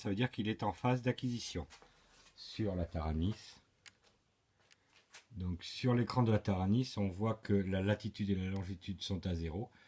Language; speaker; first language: French; native; French